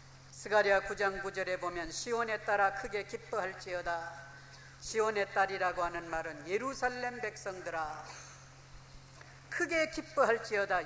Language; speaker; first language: Korean; native; Korean